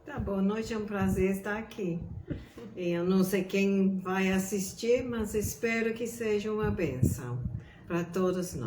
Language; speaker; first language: Portuguese; non-native, fluent; English